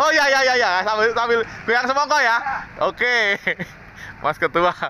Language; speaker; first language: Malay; non-native, local second language; Javanese